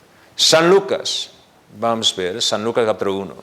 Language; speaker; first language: Spanish; non-native, learner; Korean